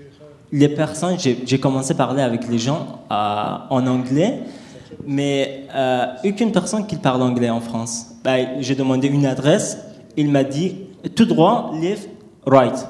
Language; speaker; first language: French; non-native, learner; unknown